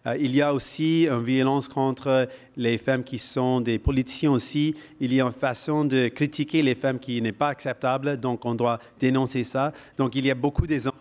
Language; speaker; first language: French; non-native, local second language; English